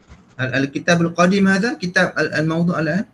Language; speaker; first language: Arabic; non-native, fluent; Malay